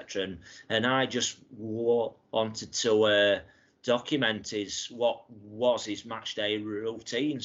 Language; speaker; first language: English; native; English